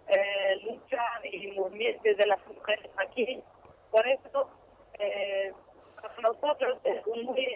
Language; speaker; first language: Spanish; non-native, learner; Kurdish